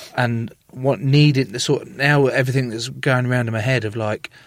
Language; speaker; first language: English; native; English